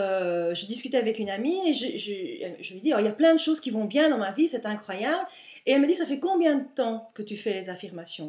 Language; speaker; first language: French; native; French